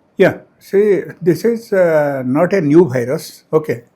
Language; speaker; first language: English; non-native, local second language; Telugu